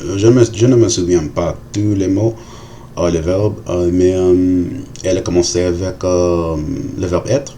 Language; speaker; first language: French; non-native, learner; English